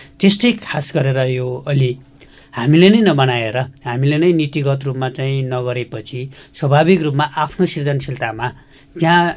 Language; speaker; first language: Nepali; native; Nepali